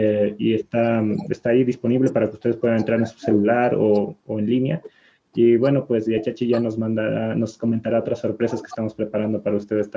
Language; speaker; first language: Spanish; native; Spanish